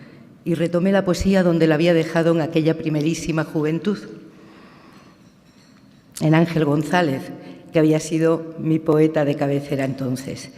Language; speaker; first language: Spanish; native; Spanish